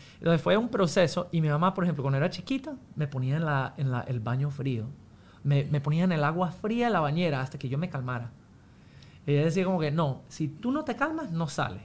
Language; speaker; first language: Spanish; non-native, fluent; English